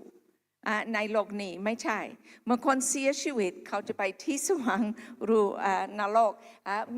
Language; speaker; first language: Thai; non-native, local second language; Akha